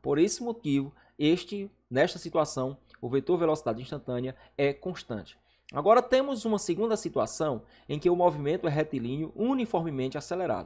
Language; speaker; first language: Portuguese; native; Portuguese